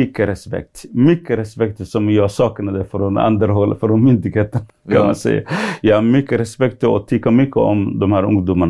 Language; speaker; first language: Swedish; non-native, fluent; Somali